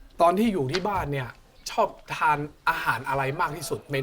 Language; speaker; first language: Thai; non-native, local second language; Chinese